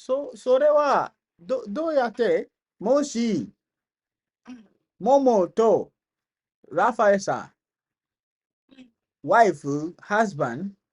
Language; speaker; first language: Japanese; non-native, learner; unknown